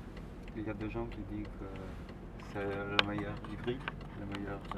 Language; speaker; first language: French; non-native, learner; Polish